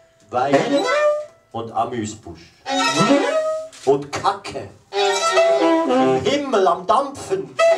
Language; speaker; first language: German; native; German